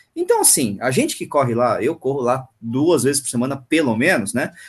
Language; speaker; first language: Portuguese; native; Portuguese